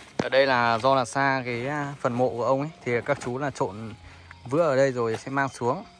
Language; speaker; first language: Vietnamese; non-native, local second language; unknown